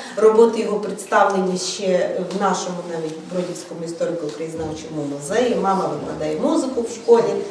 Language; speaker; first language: Ukrainian; native; Ukrainian